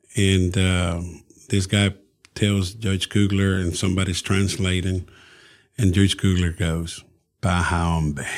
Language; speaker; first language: English; early bilingual, other home language; Spanish